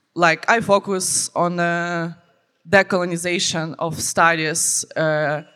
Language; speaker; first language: English; non-native, fluent; Ukrainian